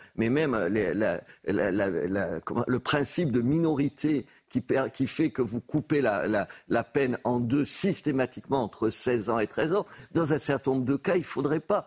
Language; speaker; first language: French; native; French